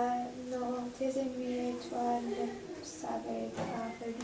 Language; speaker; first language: French; non-native, learner; English